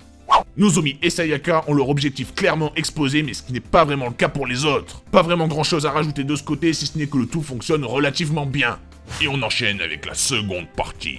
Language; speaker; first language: French; native; French